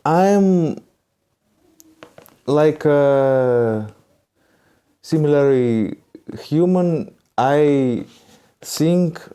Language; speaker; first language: English; non-native, learner; Russian